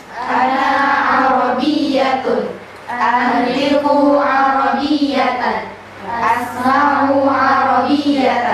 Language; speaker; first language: Arabic; non-native, learner; Indonesian